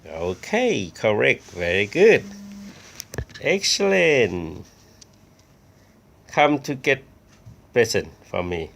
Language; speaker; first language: English; non-native, learner; Thai